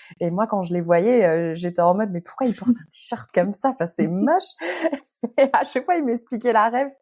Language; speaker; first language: French; native; French